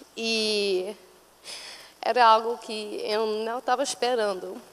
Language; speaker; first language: Portuguese; non-native, fluent; English